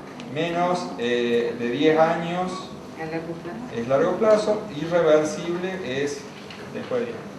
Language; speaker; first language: Spanish; native; Spanish